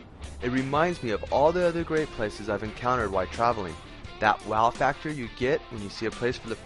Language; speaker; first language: English; native; English